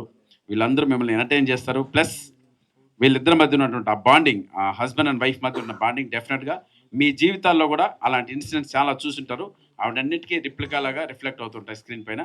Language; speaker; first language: Telugu; native; Telugu